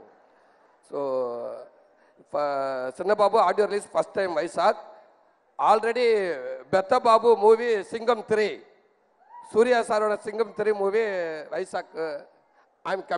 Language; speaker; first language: Telugu; non-native, learner; Tamil